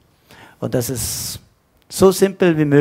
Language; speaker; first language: German; non-native, fluent; Italian